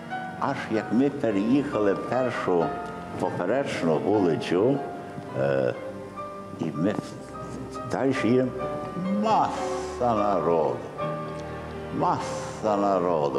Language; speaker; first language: Ukrainian; early bilingual, heritage; Ukrainian